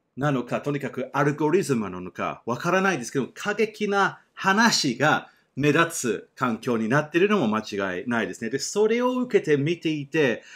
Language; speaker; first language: Japanese; non-native, fluent; English